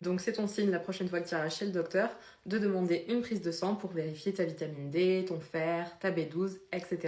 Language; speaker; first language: French; native; French